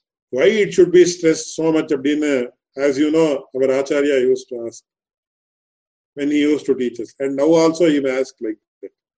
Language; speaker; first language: English; non-native, local second language; Tamil